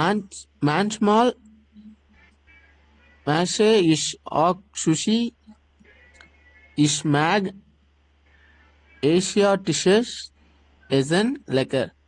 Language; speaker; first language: German; non-native, learner; Tamil